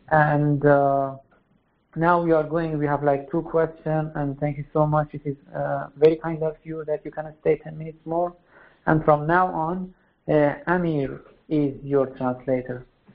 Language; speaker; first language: English; non-native, fluent; Persian